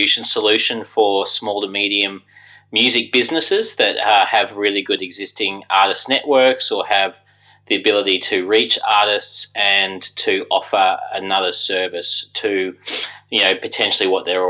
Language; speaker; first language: English; native; English